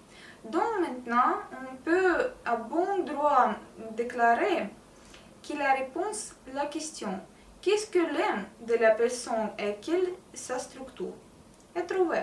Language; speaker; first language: French; non-native, learner; Russian